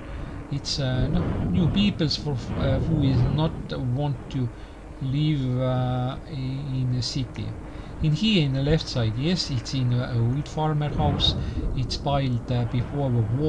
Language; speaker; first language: English; non-native, learner; Estonian